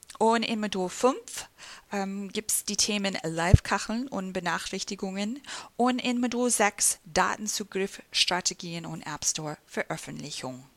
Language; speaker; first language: German; non-native, fluent; English